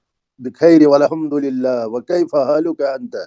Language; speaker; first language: Arabic; non-native, learner; Urdu